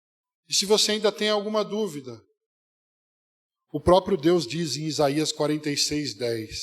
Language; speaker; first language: Portuguese; native; Portuguese